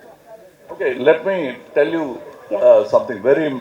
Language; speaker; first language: Tamil; native; Tamil